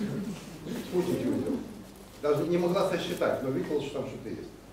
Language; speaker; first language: Russian; native; Russian